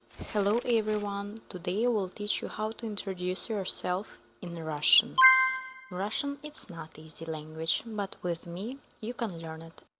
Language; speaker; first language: English; non-native, fluent; Russian